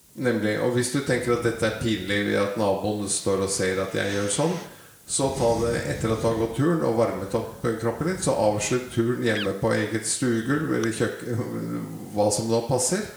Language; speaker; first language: Norwegian; native; Norwegian